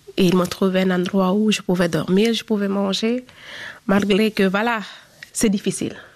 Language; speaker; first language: French; non-native, local second language; Fula